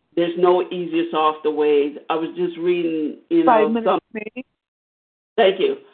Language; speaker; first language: English; native; English